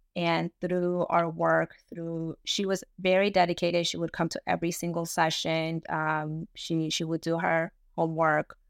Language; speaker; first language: English; early bilingual, other home language; Persian